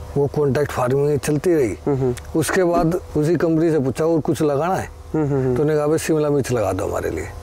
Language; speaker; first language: Hindi; native; Hindi